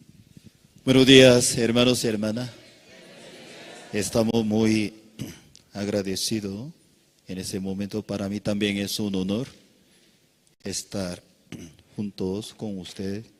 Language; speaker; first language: Spanish; non-native, fluent; Korean